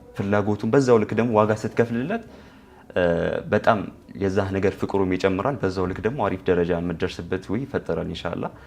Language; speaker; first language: Amharic; non-native, local second language; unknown